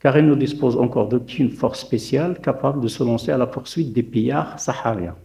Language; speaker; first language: French; non-native, local second language; Arabic